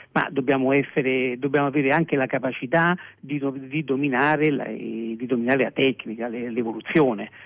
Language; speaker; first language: Italian; native; Italian